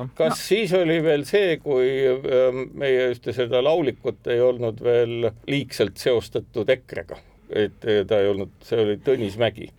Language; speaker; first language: Estonian; native; Estonian